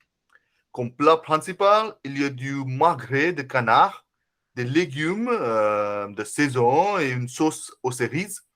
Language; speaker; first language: French; non-native, fluent; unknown